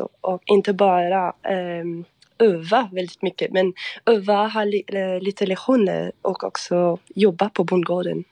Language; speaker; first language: Swedish; non-native, fluent; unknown